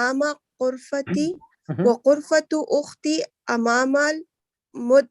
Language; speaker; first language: Arabic; non-native, learner; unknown